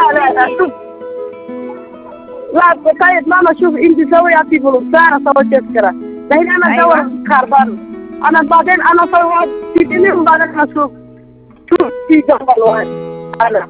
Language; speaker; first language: Arabic; non-native, learner; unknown